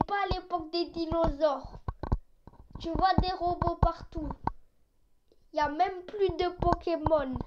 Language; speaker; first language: French; native; French